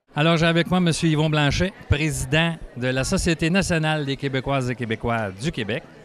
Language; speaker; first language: French; native; French